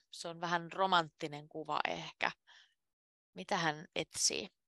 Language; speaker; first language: Finnish; native; Finnish